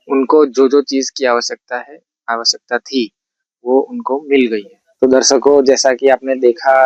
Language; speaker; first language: Hindi; non-native, local second language; Gujarati